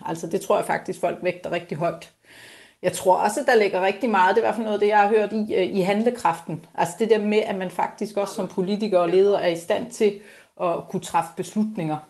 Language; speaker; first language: Danish; native; Danish